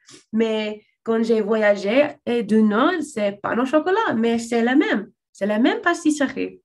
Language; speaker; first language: French; non-native, learner; English